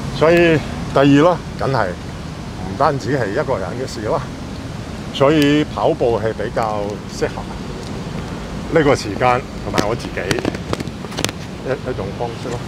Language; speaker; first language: Cantonese; native; Cantonese